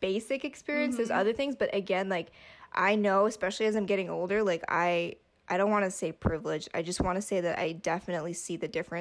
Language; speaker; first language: English; native; English